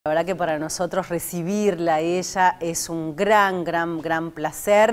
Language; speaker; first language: Spanish; native; Spanish